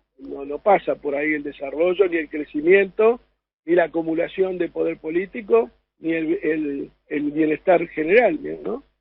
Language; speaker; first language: Spanish; native; Spanish